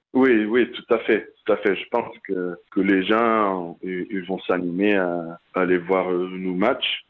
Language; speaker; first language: French; non-native, fluent; Portuguese